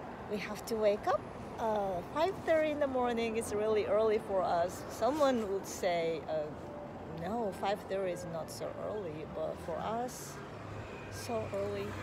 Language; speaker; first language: English; non-native, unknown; Japanese